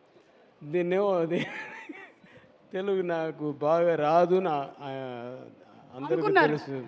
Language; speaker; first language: Telugu; non-native, learner; Tamil